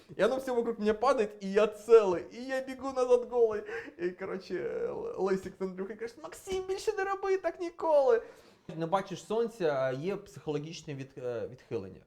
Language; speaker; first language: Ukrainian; non-native, local second language; Russian